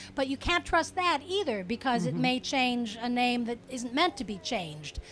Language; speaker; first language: English; native; English